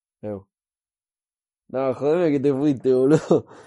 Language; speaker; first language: Spanish; native; Spanish